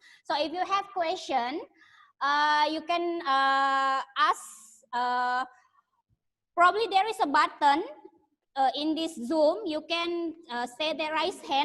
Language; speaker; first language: English; non-native, learner; Indonesian